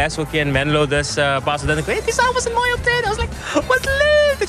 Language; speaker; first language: Dutch; non-native, fluent; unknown